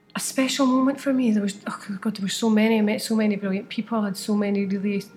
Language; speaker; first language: English; native; English